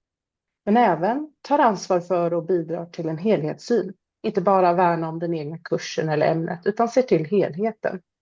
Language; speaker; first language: Swedish; native; Swedish